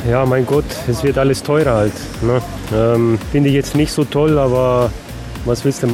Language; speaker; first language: German; native; German